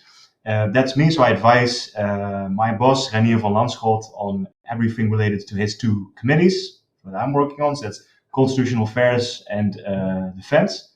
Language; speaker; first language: English; non-native, fluent; Dutch